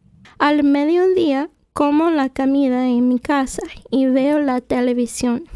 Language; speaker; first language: Spanish; non-native, fluent; English